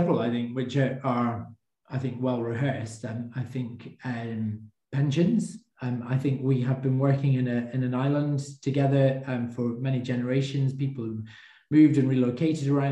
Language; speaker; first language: English; native; English